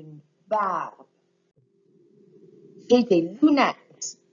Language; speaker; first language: French; non-native, fluent; English